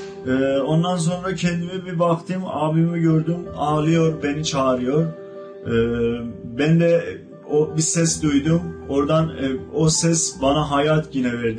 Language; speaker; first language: Turkish; non-native, local second language; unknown